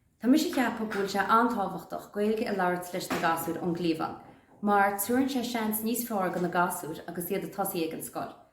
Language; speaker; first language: Irish; native; Irish